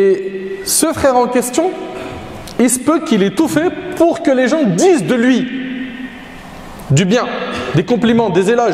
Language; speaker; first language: French; native; French